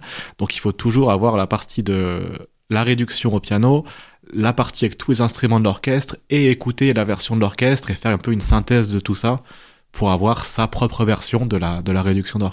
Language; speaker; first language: French; native; French